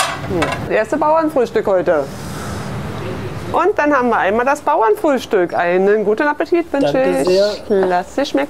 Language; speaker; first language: German; native; German